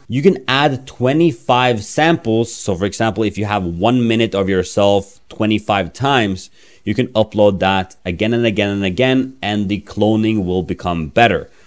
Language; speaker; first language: English; non-native, fluent; Norwegian